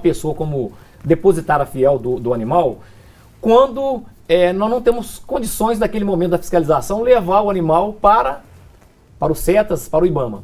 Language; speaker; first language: Portuguese; native; Portuguese